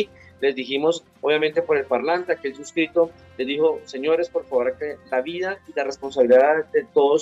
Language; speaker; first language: Spanish; native; Spanish